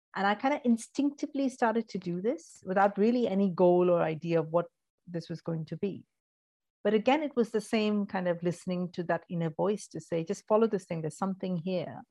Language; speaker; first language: English; non-native, local second language; Malayalam